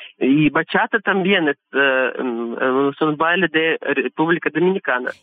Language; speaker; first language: Spanish; non-native, learner; Russian